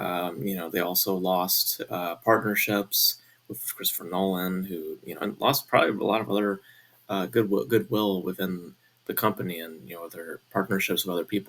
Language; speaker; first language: English; native; English